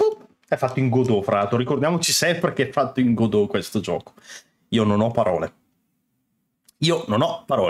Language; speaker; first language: Italian; native; Italian